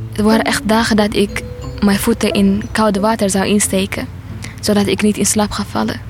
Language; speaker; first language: Dutch; non-native, fluent; Tigrinya